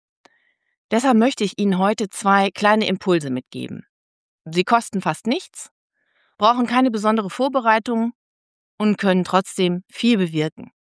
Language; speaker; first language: German; native; German